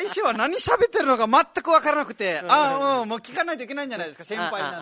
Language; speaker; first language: Japanese; non-native, fluent; Nepali